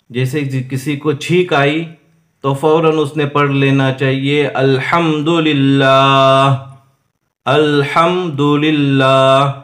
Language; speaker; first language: Urdu; non-native, local second language; Punjabi